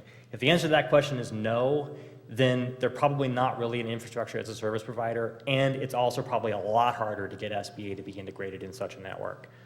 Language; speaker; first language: English; native; English